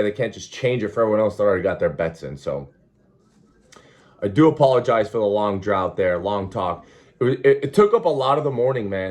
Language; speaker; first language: English; native; English